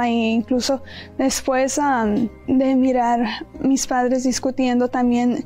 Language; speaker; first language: Spanish; early bilingual, heritage; Spanish